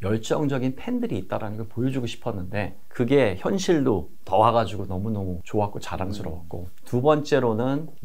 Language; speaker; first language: Korean; native; Korean